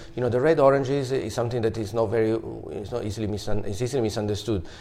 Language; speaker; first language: English; non-native, fluent; Italian